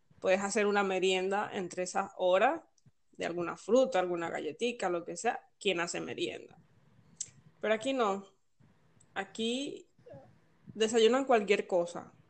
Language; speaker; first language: Spanish; native; Spanish